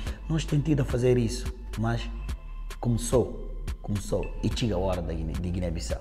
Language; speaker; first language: Portuguese; non-native, local second language; Upper Guinea Crioulo